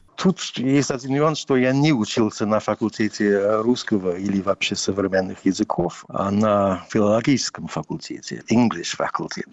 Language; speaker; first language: Russian; non-native, fluent; English